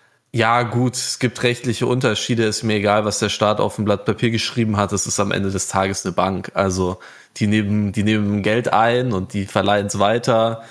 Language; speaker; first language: German; native; German